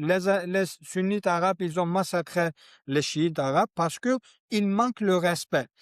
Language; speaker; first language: French; non-native, learner; Kurdish